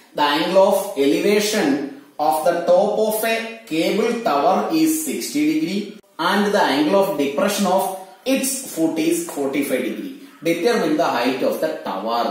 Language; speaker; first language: English; non-native, local second language; Malayalam